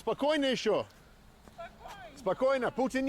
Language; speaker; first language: Russian; non-native, learner; English